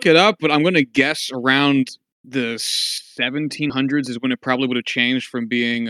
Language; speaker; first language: English; native; English